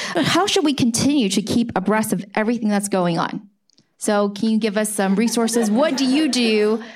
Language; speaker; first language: English; native; English